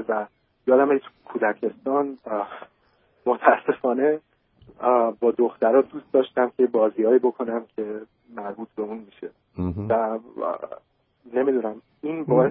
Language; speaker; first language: Persian; early bilingual, heritage; Persian